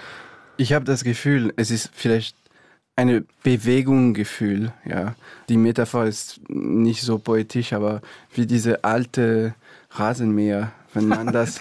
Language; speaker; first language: German; non-native, fluent; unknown